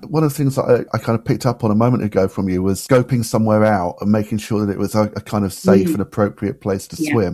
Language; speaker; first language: English; native; English